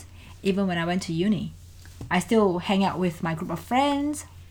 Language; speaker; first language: English; non-native, fluent; Indonesian